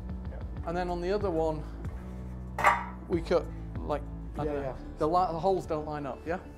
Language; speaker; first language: English; native; English